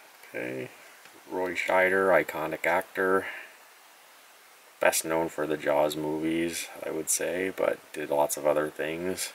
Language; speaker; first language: English; native; English